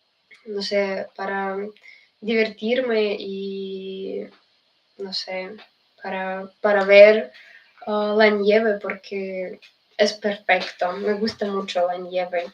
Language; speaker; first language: Spanish; non-native, fluent; Russian